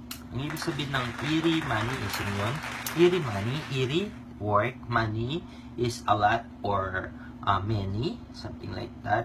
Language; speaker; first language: English; non-native, local second language; Filipino